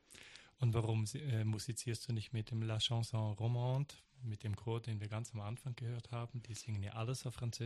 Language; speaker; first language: German; native; German